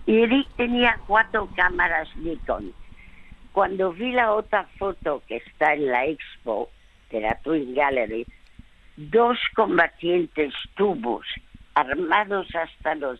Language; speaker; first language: Spanish; early bilingual, other home language; French